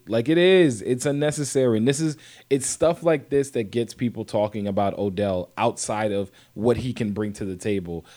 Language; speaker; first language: English; native; English